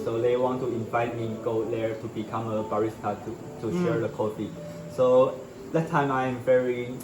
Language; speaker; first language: English; non-native, learner; Chinese